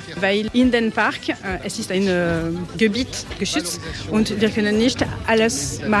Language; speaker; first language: German; non-native, learner; French